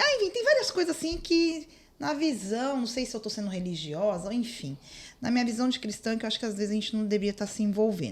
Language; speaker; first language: Portuguese; native; Portuguese